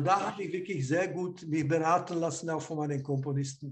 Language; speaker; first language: German; non-native, fluent; Slovak